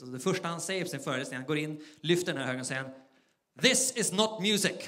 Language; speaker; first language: Swedish; native; Swedish